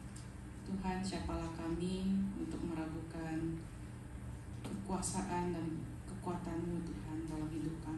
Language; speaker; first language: Indonesian; native; Indonesian